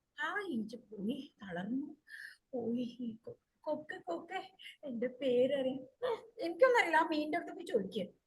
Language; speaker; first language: Malayalam; early bilingual, heritage; Malayalam